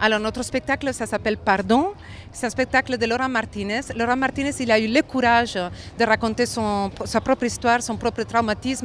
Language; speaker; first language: French; non-native, fluent; Spanish